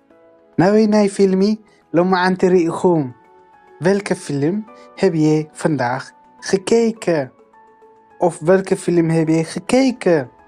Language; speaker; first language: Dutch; non-native, learner; Tigrinya